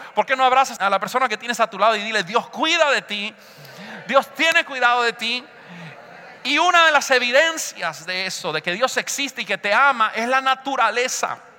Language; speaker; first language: Spanish; early bilingual, heritage; Spanish